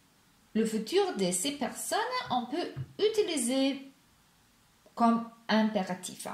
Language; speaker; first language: French; non-native, fluent; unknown